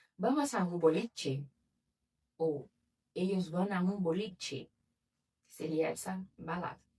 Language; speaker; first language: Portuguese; native; Portuguese